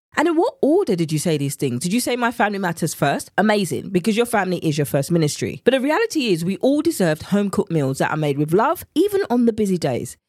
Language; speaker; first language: English; native; English